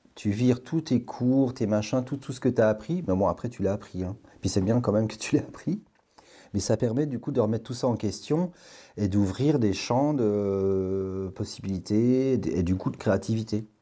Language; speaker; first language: French; native; French